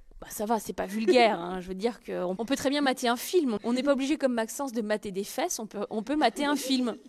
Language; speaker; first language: French; native; French